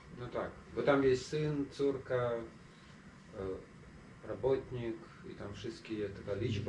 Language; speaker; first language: Polish; non-native, fluent; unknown